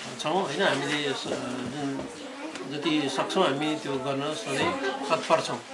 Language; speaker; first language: Nepali; native; Nepali